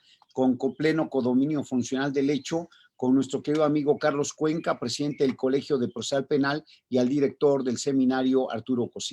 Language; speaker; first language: Spanish; native; Spanish